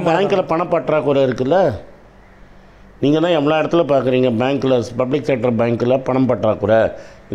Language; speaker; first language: Tamil; native; Tamil